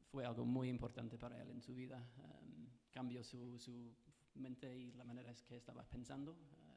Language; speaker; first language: Spanish; non-native, fluent; English